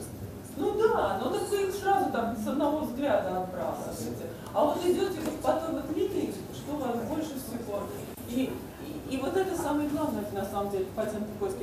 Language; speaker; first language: Russian; native; Russian